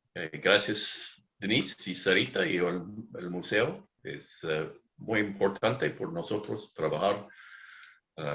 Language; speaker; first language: Spanish; non-native, learner; English